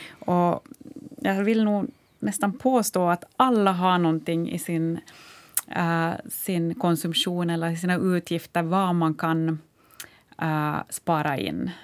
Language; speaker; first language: Swedish; native; Swedish